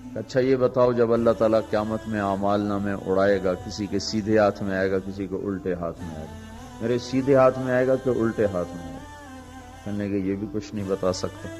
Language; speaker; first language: Urdu; non-native, local second language; Punjabi